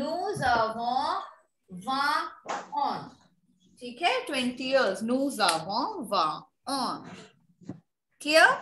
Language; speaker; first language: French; non-native, fluent; Hindi